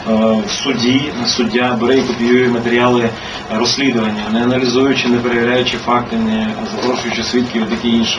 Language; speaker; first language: Ukrainian; native; Ukrainian